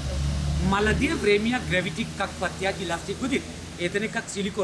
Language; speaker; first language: Russian; non-native, learner; Sinhala